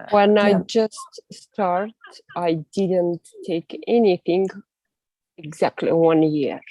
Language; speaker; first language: English; non-native, learner; Russian